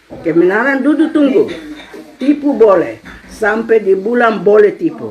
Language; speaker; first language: Indonesian; non-native, local second language; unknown